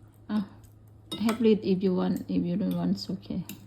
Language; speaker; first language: English; non-native, learner; Thai